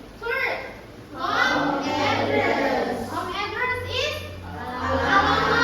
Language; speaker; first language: English; non-native, learner; Indonesian